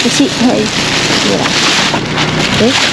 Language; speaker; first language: Spanish; non-native, learner; Filipino